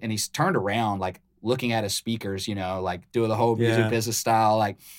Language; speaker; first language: English; native; English